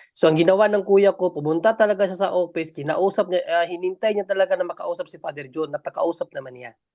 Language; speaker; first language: Filipino; non-native, local second language; Cebuano